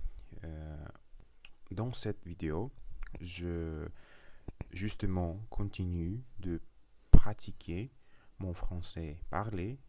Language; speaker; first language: French; non-native, learner; Russian